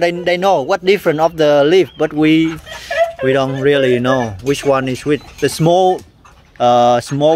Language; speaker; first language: English; non-native, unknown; Vietnamese